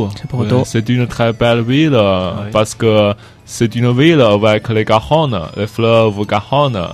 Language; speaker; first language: French; non-native, learner; Chinese